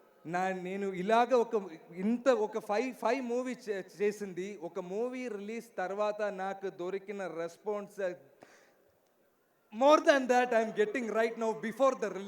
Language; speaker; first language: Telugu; non-native, learner; Malayalam